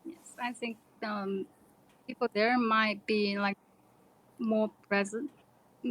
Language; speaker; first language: English; non-native, learner; Chinese